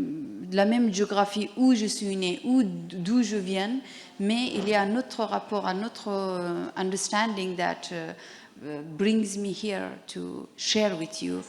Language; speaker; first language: French; non-native, learner; Persian